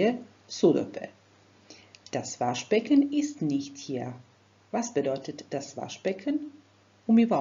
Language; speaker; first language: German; non-native, fluent; Croatian